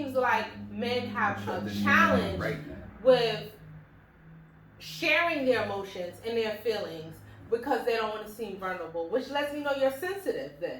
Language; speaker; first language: English; native; English